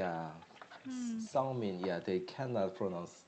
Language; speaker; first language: English; non-native, learner; Korean